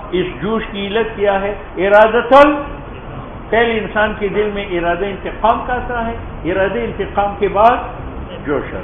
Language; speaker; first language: Urdu; non-native, local second language; Pashto